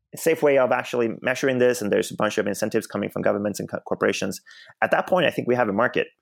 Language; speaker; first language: English; non-native, fluent; Swedish